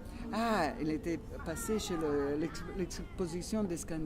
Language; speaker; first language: French; non-native, fluent; Italian